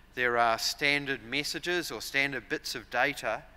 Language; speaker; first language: English; native; English